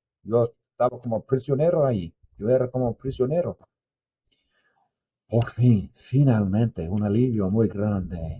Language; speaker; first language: Spanish; non-native, fluent; English